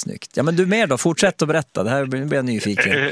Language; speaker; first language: Swedish; native; Swedish